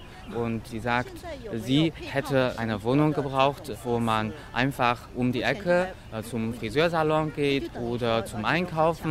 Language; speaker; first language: German; non-native, fluent; Chinese